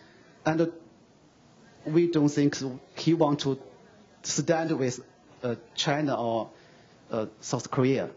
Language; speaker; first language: English; non-native, fluent; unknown